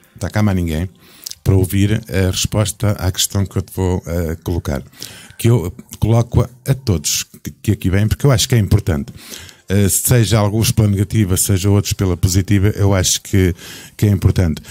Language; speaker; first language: Portuguese; native; Portuguese